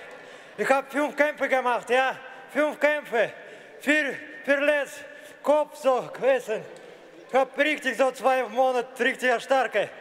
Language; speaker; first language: German; non-native, learner; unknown